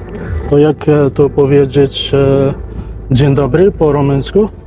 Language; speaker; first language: Polish; non-native, learner; English